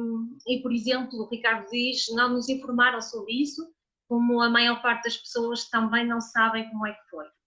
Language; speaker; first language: Portuguese; native; Portuguese